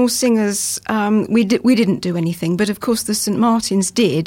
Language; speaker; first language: English; native; English